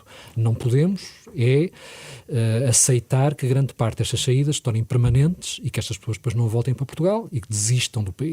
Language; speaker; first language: Portuguese; native; Portuguese